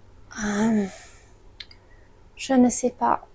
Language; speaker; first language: French; non-native, learner; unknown